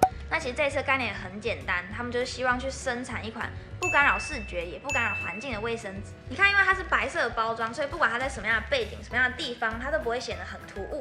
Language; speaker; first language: Chinese; native; Chinese